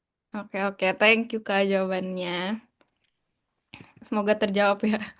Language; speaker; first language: Indonesian; native; Indonesian